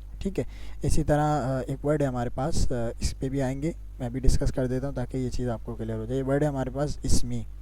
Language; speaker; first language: Urdu; native; Urdu